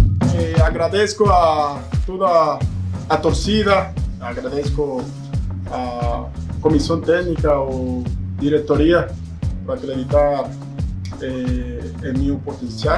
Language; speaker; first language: Portuguese; non-native, fluent; Spanish